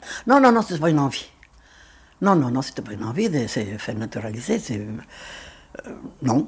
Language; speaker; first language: French; non-native, fluent; Spanish